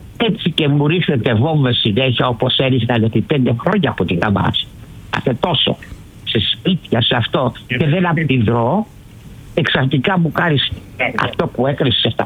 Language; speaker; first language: Greek; early bilingual, heritage; Greek